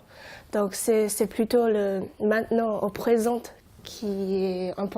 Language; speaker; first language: French; non-native, learner; Chinese